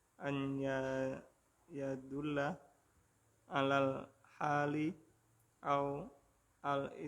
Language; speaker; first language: Arabic; non-native, learner; Indonesian